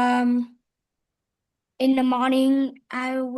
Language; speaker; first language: English; non-native, learner; Vietnamese